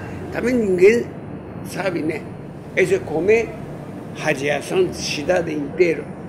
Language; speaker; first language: Portuguese; non-native, learner; Japanese